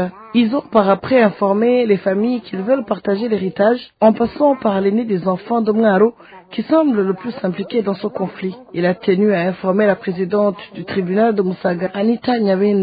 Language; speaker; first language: French; non-native, local second language; Rundi